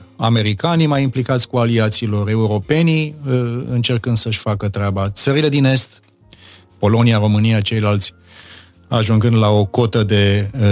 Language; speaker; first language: Romanian; native; Romanian